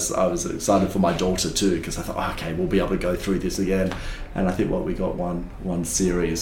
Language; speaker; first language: English; native; English